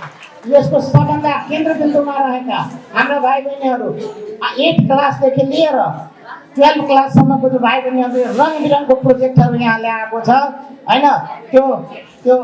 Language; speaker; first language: Nepali; non-native, local second language; Maithili